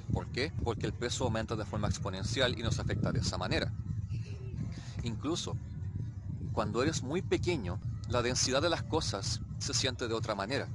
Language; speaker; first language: Spanish; native; Spanish